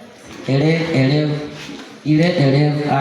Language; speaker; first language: French; non-native, learner; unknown